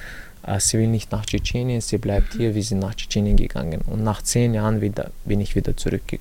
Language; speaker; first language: German; early bilingual, other home language; Chechen